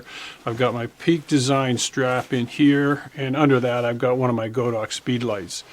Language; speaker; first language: English; native; English